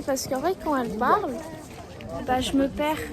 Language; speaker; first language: French; native; French